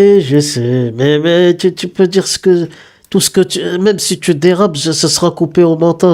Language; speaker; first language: French; native; French